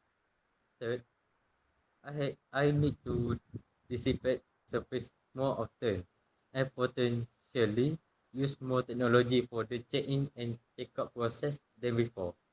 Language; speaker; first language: English; non-native, local second language; Malay